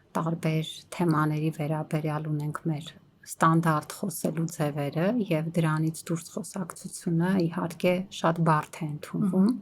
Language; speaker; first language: Armenian; native; Armenian